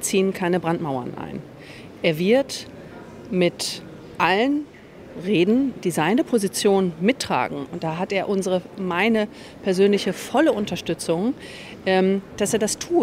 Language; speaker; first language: German; native; German